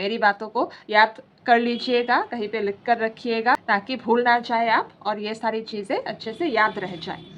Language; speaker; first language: Hindi; non-native, local second language; Assamese